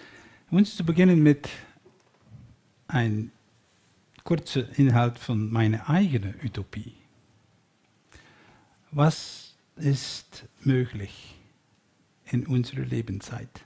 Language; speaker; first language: German; non-native, learner; Dutch